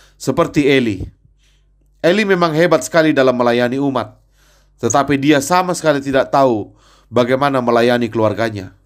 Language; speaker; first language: Indonesian; native; Indonesian